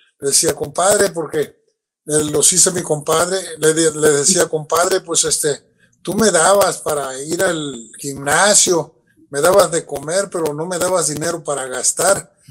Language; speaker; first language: Spanish; native; Spanish